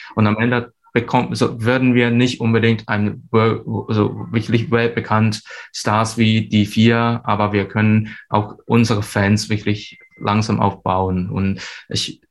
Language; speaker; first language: German; non-native, fluent; Cantonese